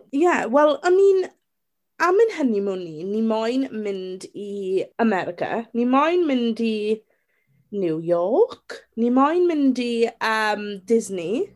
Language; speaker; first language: Welsh; native; Welsh